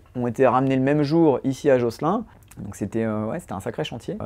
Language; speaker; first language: French; native; French